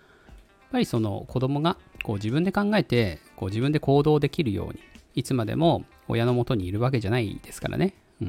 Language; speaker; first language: Japanese; native; Japanese